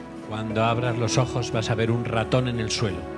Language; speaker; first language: Spanish; native; Spanish